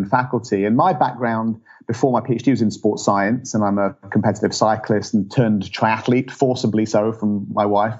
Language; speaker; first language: English; native; English